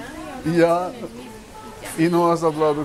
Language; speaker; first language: Spanish; non-native, learner; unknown